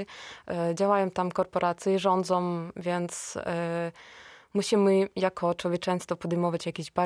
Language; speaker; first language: Polish; non-native, fluent; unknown